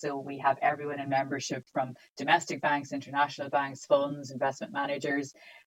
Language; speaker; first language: English; native; English